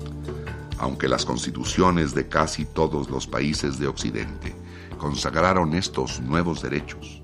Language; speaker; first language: Spanish; native; Spanish